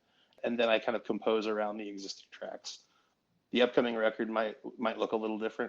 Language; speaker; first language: English; native; English